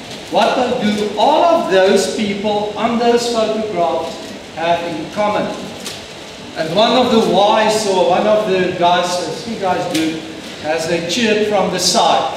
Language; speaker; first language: English; non-native, local second language; Afrikaans